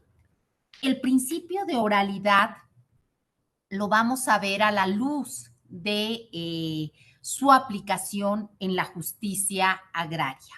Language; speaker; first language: Spanish; native; Spanish